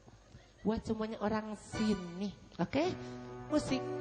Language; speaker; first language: Indonesian; non-native, local second language; Sundanese